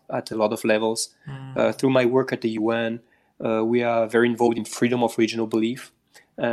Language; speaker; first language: English; non-native, fluent; French